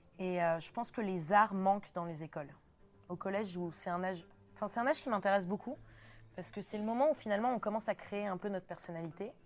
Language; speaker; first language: French; early bilingual, other home language; Spanish